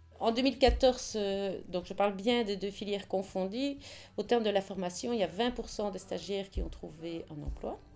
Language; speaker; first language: French; native; French